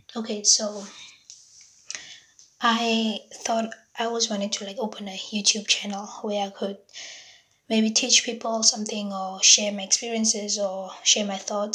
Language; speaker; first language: English; non-native, local second language; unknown